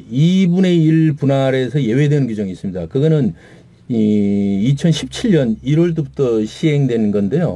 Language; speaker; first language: Korean; native; Korean